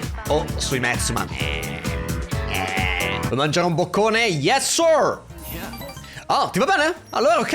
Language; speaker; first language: Italian; native; Italian